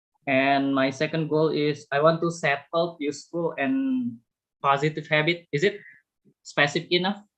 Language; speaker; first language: English; non-native, fluent; Indonesian